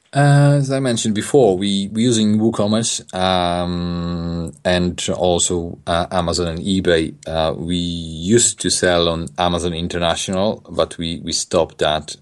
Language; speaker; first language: English; non-native, fluent; Polish